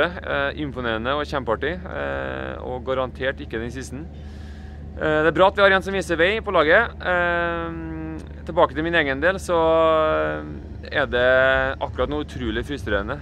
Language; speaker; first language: Norwegian; native; Norwegian